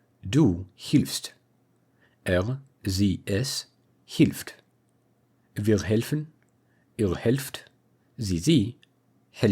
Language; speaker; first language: German; non-native, fluent; English